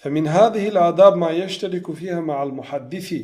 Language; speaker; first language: Arabic; non-native, fluent; Tajik